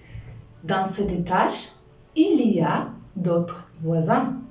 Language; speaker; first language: French; non-native, fluent; Spanish